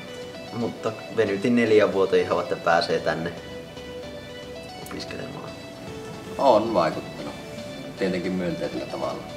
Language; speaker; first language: Finnish; native; Finnish